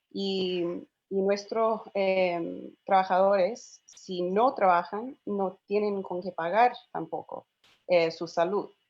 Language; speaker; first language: Spanish; non-native, fluent; English